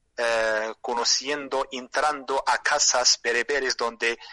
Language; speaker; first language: Spanish; non-native, fluent; Arabic